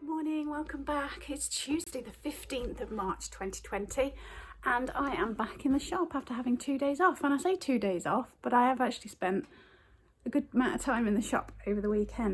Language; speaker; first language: English; native; English